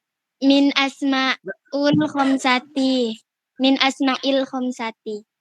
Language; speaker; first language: Arabic; non-native, learner; Indonesian